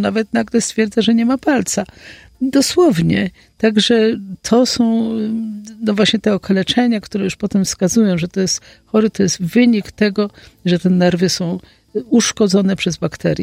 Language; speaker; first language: Polish; native; Polish